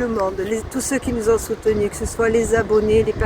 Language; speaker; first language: French; native; French